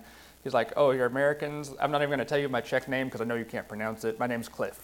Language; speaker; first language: English; native; English